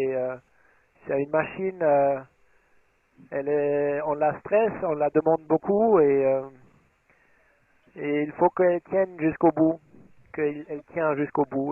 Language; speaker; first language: French; non-native, fluent; German